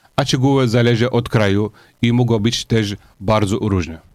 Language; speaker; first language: Polish; non-native, learner; Arabic